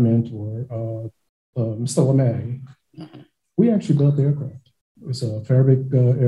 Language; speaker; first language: English; non-native, fluent; Japanese